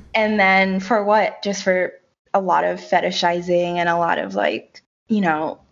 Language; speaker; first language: English; early bilingual, other home language; Haitian Creole